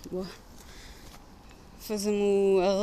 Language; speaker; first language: Portuguese; non-native, learner; French